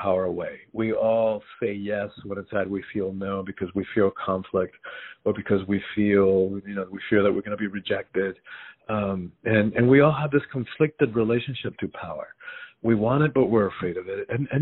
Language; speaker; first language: English; early bilingual, other home language; Spanish